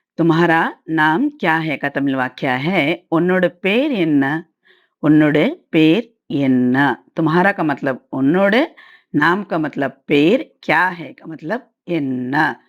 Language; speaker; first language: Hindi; non-native, local second language; Tamil